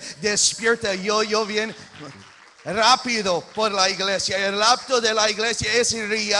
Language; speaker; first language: Spanish; early bilingual, heritage; English